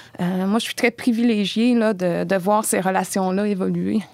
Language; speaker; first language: French; native; French